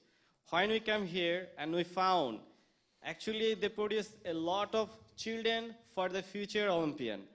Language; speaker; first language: English; non-native, local second language; Bangla